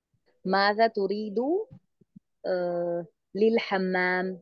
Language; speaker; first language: Arabic; non-native, learner; Urdu